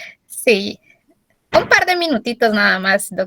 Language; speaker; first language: Spanish; native; Spanish